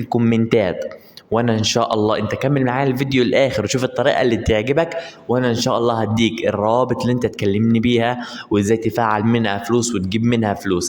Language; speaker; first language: Arabic; native; Arabic